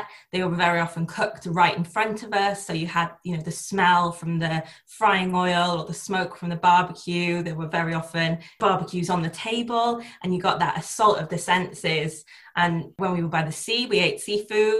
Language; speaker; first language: English; native; English